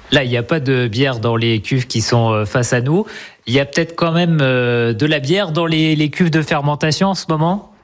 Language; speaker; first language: French; native; French